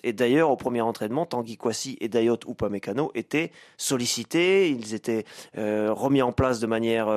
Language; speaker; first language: French; native; French